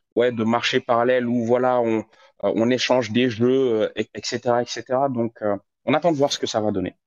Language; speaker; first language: French; non-native, local second language; Wolof